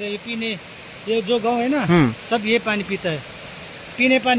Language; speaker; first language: Hindi; non-native, local second language; Nepali